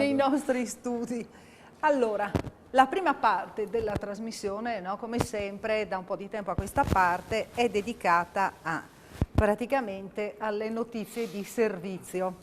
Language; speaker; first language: Italian; native; Italian